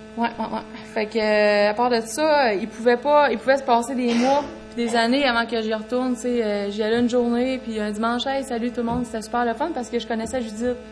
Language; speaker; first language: French; native; French